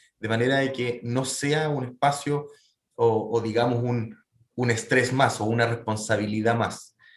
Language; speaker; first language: Spanish; native; Spanish